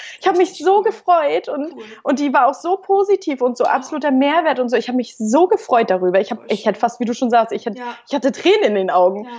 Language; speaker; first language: German; native; German